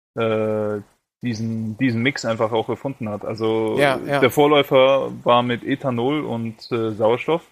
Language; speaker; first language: German; early bilingual, other home language; Romanian